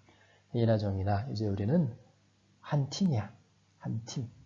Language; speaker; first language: Korean; native; Korean